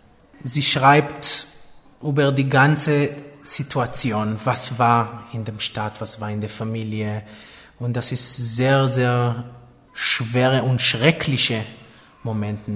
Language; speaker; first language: German; non-native, fluent; Hebrew